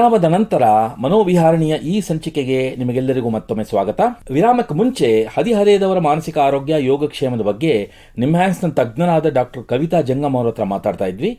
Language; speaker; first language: Kannada; native; Kannada